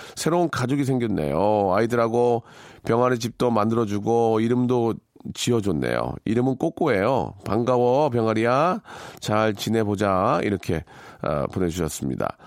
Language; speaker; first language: Korean; native; Korean